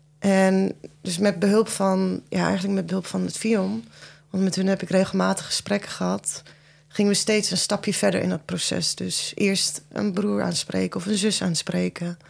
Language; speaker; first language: Dutch; early bilingual, other home language; Persian